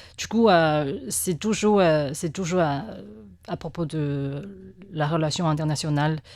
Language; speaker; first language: French; non-native, fluent; Chinese